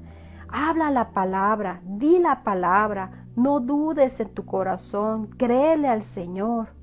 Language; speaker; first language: Spanish; native; Spanish